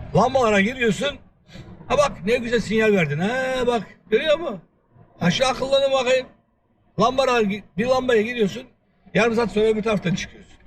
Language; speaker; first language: Turkish; native; Turkish